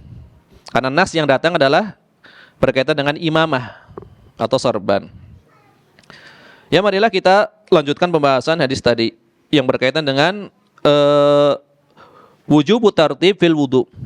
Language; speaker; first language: Indonesian; native; Indonesian